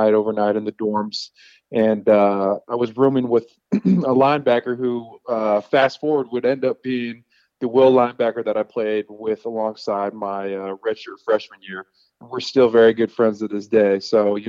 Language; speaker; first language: English; native; English